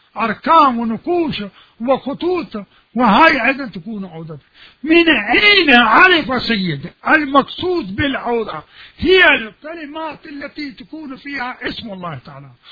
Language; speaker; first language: Arabic; non-native, fluent; Urdu